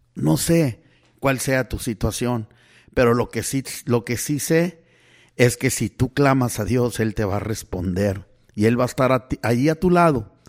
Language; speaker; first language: Spanish; early bilingual, heritage; Spanish